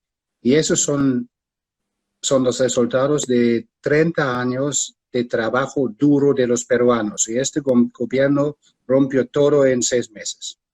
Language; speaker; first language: Spanish; non-native, fluent; German